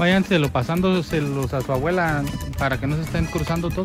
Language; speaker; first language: Spanish; native; Spanish